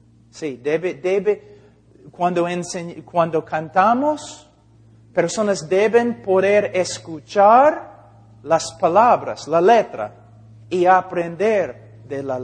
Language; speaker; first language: Spanish; non-native, fluent; English